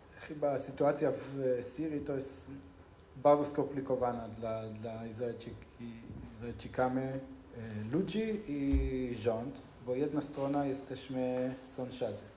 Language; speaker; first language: Polish; non-native, learner; Hebrew